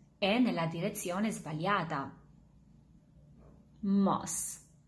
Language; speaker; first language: Italian; non-native, fluent; Albanian